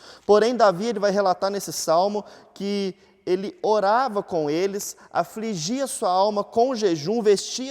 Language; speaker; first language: Portuguese; native; Portuguese